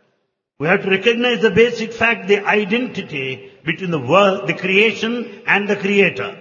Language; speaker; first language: English; non-native, local second language; Telugu